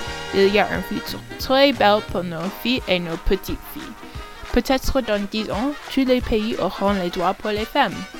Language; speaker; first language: French; non-native, learner; English